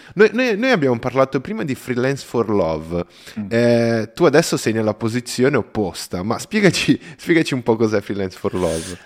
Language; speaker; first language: Italian; non-native, fluent; Portuguese